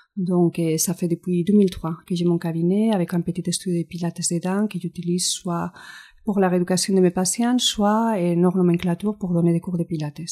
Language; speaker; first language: French; non-native, fluent; Spanish